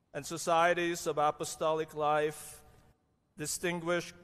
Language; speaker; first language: English; non-native, local second language; Cebuano